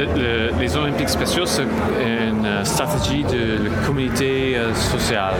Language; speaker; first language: French; non-native, local second language; English